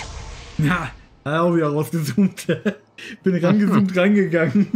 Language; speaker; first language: German; native; German